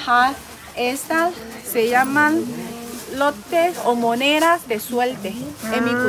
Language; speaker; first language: Spanish; non-native, learner; Chinese